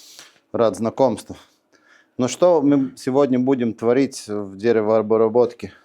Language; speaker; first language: Russian; non-native, local second language; Latvian